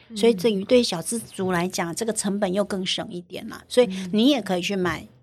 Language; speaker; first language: Chinese; native; Chinese